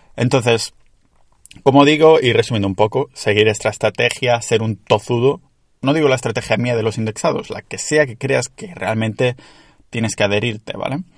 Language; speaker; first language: Spanish; native; Spanish